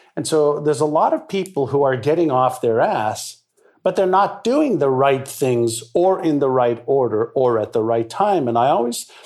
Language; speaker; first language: English; non-native, fluent; Hebrew